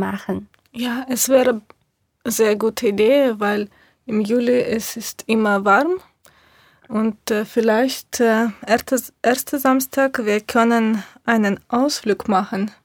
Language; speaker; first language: German; non-native, learner; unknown